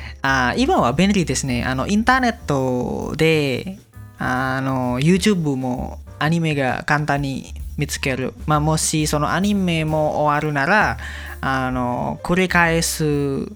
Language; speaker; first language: Japanese; non-native, learner; Indonesian